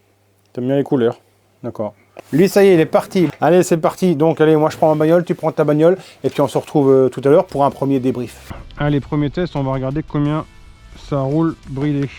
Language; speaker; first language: French; native; French